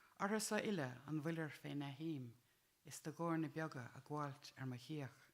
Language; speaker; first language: Irish; native; Irish